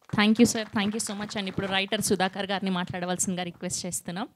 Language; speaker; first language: Telugu; native; Telugu